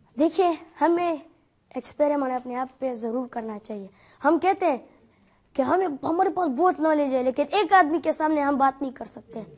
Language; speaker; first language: Urdu; non-native, local second language; Pashto